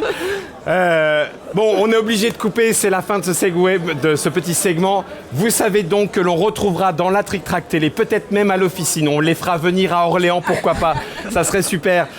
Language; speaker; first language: French; native; French